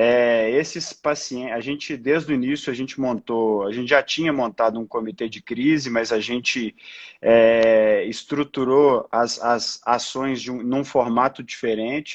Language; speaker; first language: Portuguese; native; Portuguese